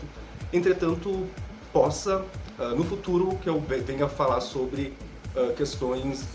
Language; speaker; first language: Portuguese; native; Portuguese